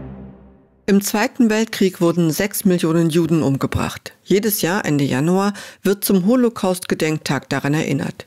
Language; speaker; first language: German; native; German